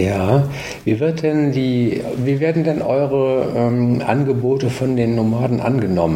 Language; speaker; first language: German; native; German